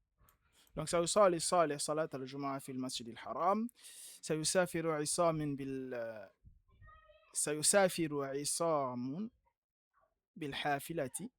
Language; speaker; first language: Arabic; non-native, fluent; French